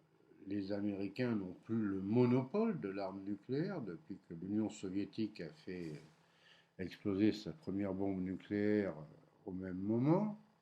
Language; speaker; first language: French; native; French